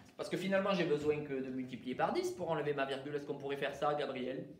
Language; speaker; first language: French; native; French